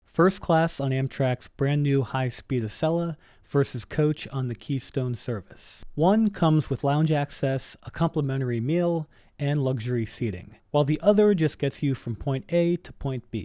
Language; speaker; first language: English; native; English